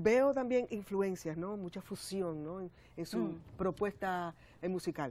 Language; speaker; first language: Spanish; native; Spanish